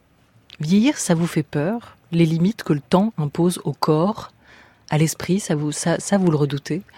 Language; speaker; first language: French; native; French